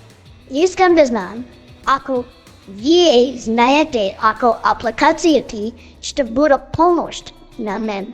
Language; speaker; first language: Bulgarian; non-native, learner; Chinese